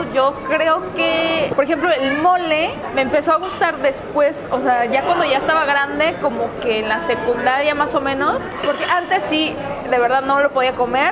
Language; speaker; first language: Spanish; early bilingual, other home language; Korean